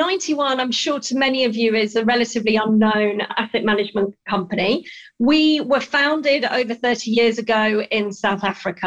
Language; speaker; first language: English; native; English